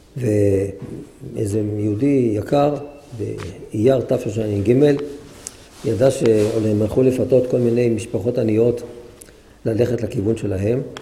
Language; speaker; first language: Hebrew; native; Hebrew